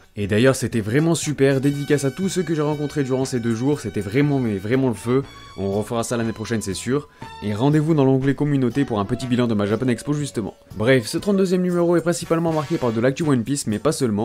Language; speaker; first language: French; native; French